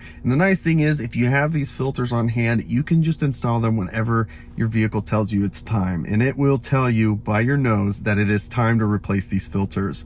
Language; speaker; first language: English; native; English